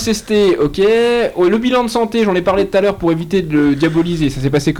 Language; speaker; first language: French; native; French